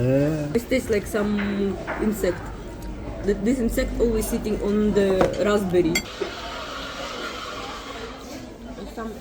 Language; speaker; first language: English; non-native, learner; Russian